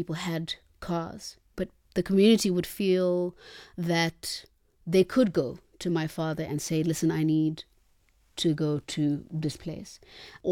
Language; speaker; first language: English; non-native, local second language; Xhosa